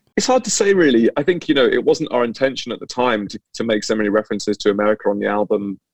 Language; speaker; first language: English; native; English